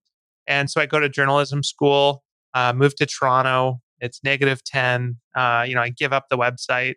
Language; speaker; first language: English; native; English